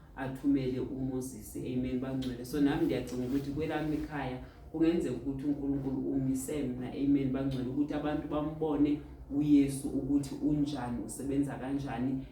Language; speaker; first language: Zulu; non-native, local second language; Xhosa